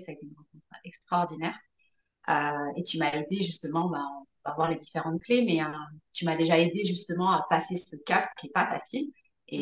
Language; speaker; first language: French; native; French